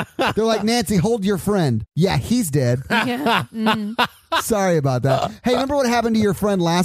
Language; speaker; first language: English; native; English